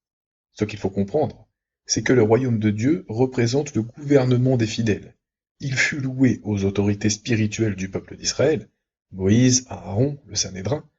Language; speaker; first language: French; native; French